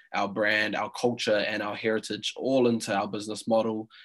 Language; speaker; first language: English; native; English